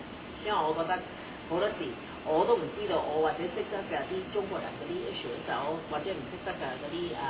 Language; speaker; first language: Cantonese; early bilingual, heritage; Cantonese